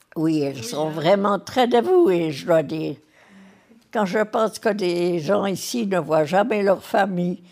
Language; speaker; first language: French; native; French